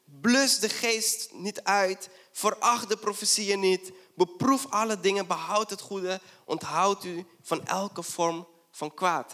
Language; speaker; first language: Dutch; non-native, fluent; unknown